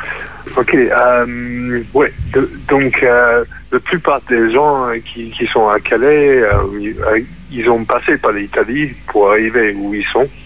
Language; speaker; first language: French; non-native, fluent; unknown